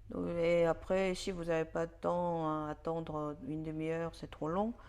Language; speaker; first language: French; non-native, fluent; Korean